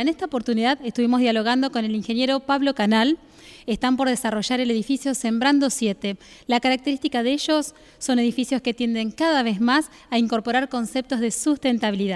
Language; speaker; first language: Spanish; native; Spanish